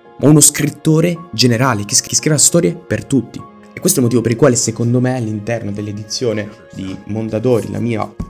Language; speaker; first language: Italian; native; Italian